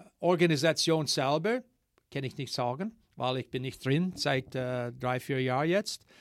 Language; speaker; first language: German; non-native, learner; English